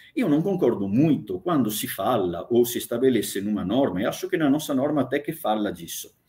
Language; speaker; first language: Portuguese; non-native, fluent; Italian